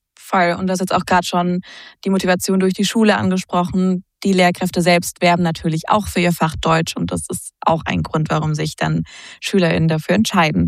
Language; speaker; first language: German; native; German